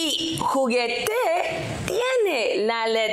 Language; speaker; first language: Spanish; non-native, learner; English